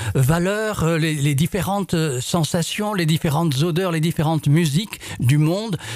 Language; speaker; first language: French; non-native, local second language; Arabic